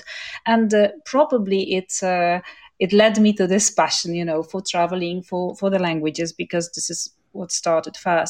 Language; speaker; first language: English; non-native, fluent; Polish